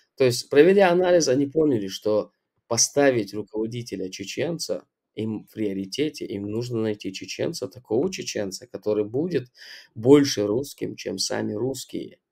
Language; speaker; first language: Russian; non-native, local second language; Chechen